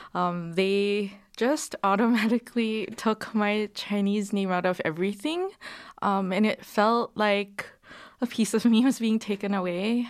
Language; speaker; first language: English; native; English